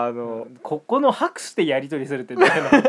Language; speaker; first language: Japanese; native; Japanese